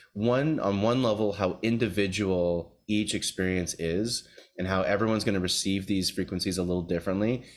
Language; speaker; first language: English; native; English